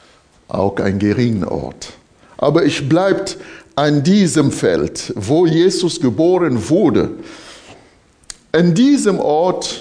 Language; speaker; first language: German; non-native, fluent; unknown